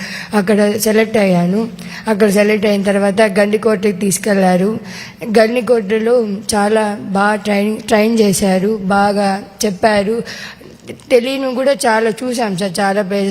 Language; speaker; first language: Telugu; native; Telugu